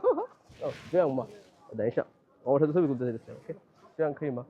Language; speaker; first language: Chinese; non-native, learner; Bangla